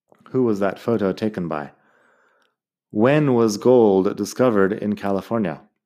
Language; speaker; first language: English; native; English